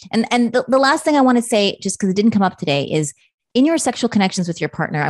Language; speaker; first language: English; native; English